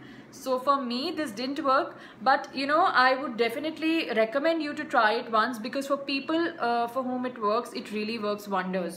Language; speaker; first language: English; non-native, local second language; Hindi